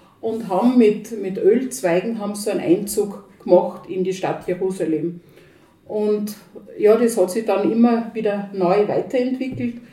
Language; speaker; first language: German; native; German